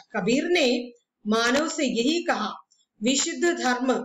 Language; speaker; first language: Hindi; non-native, local second language; Malayalam